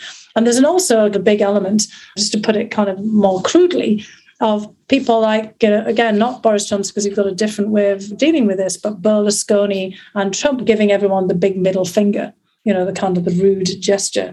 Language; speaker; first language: English; native; English